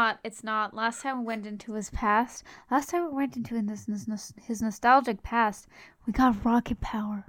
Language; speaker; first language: English; native; English